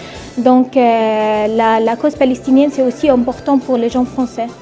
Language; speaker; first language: French; non-native, fluent; Arabic